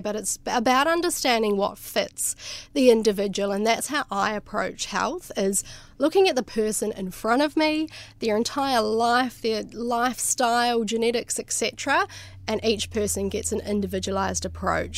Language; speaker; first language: English; native; English